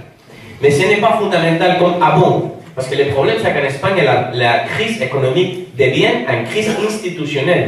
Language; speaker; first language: French; non-native, fluent; Spanish